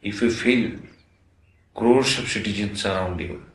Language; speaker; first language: English; non-native, local second language; Odia